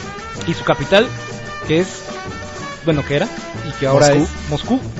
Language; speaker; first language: Spanish; native; Spanish